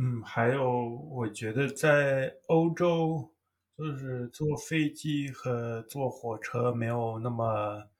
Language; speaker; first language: Chinese; non-native, fluent; English